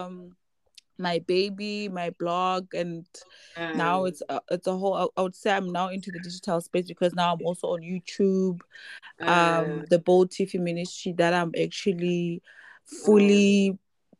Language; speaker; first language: English; non-native, local second language; Southern Sotho